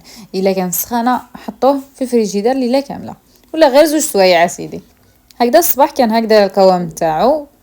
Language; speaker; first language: Arabic; native; Arabic